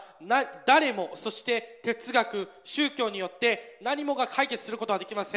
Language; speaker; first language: Japanese; non-native, fluent; Korean